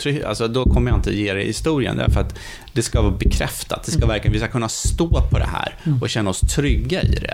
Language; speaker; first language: Swedish; native; Swedish